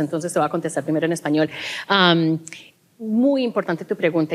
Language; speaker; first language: Spanish; early bilingual, heritage; Spanish